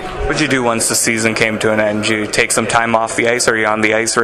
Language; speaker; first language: English; native; English